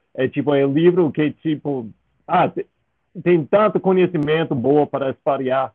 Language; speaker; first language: Portuguese; non-native, fluent; English